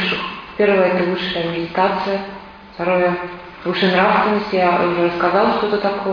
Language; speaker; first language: Russian; native; Russian